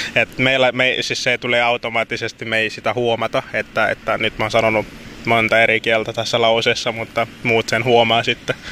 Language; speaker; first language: Finnish; early bilingual, other home language; Lingala